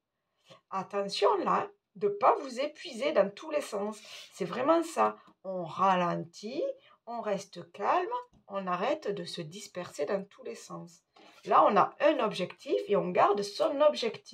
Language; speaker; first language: French; native; French